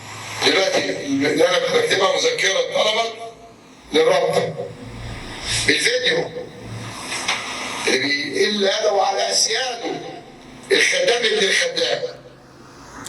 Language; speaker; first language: Arabic; native; Arabic